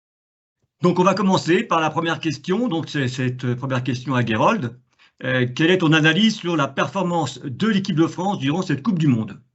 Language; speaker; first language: French; native; French